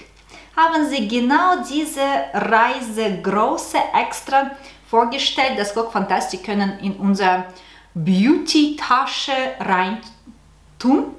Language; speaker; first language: German; non-native, learner; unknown